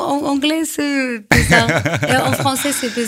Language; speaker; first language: French; non-native, learner; Arabic